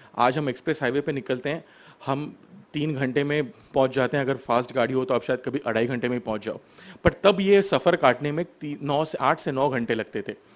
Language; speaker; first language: Hindi; non-native, local second language; Marathi